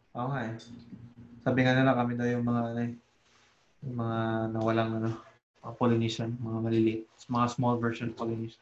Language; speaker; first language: Filipino; native; Filipino